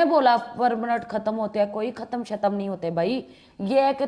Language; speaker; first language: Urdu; non-native, local second language; Punjabi